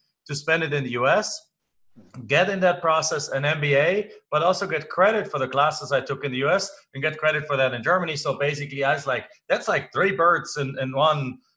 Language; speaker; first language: English; non-native, fluent; German